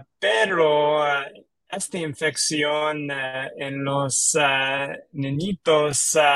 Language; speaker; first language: Spanish; non-native, learner; English